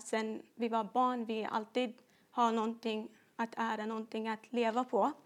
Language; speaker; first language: Swedish; non-native, fluent; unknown